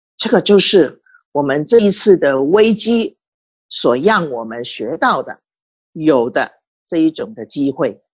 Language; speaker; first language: Chinese; non-native, local second language; Cantonese